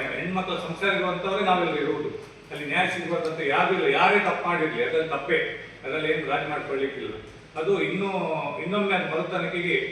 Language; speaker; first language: Kannada; native; Kannada